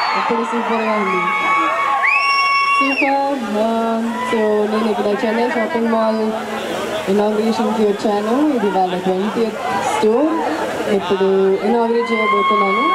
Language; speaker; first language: Telugu; non-native, fluent; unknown